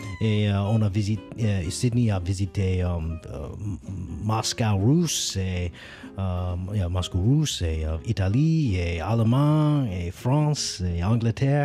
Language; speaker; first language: French; non-native, learner; English